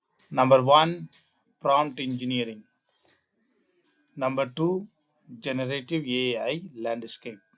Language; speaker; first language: English; non-native, local second language; Tamil